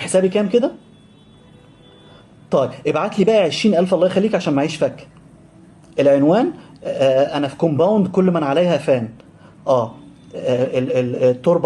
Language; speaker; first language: Arabic; native; Arabic